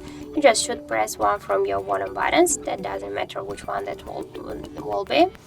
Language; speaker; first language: English; non-native, fluent; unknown